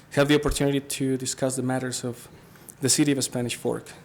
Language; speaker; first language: English; non-native, fluent; Spanish